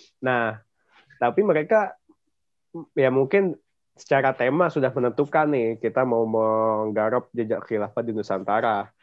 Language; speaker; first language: Indonesian; native; Indonesian